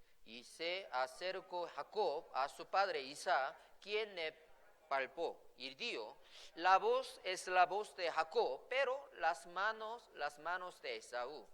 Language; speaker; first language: Spanish; non-native, fluent; Korean